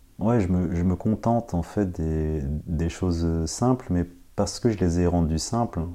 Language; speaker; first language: French; early bilingual, other home language; Khmer